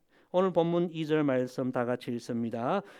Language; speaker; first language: Korean; native; Korean